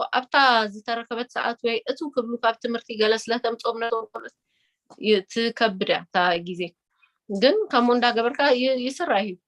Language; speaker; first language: Tigrinya; early bilingual, heritage; Tigrinya